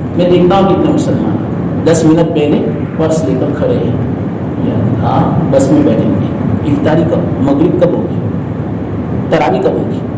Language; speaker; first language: Urdu; non-native, local second language; Gujarati